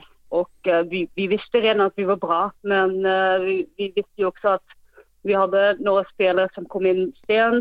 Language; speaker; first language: Swedish; non-native, fluent; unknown